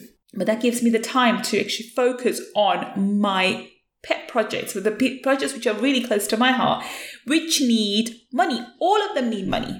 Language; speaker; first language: English; native; English